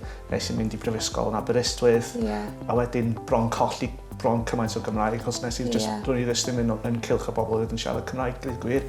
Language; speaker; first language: Welsh; non-native, local second language; English